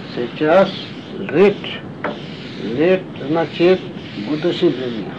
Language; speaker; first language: Russian; non-native, learner; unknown